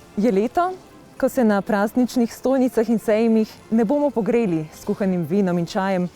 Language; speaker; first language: Slovenian; native; Slovenian